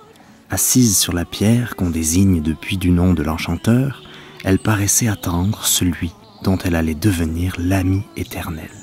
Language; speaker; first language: French; native; French